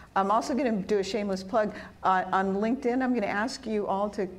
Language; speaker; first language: English; early bilingual, other home language; Spanish